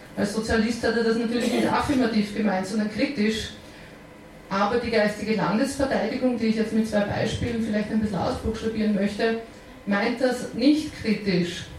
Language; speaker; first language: German; native; German